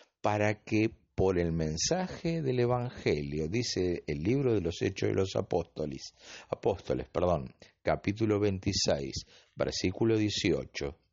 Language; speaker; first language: Spanish; native; Spanish